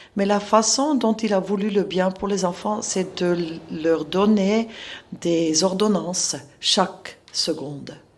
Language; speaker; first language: French; non-native, local second language; Swiss German